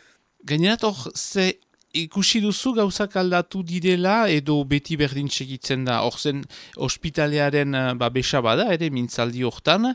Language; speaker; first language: Basque; native; Basque